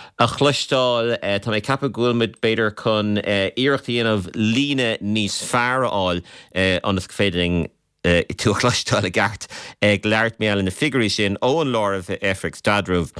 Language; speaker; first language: Irish; native; Irish